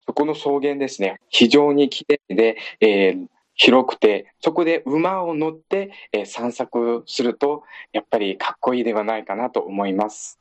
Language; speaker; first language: Japanese; non-native, fluent; Uyghur